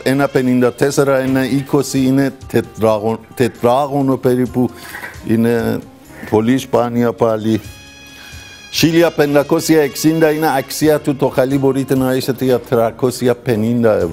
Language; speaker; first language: Greek; non-native, fluent; Persian